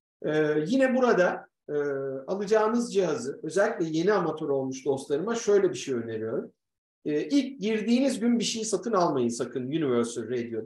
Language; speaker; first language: Turkish; native; Turkish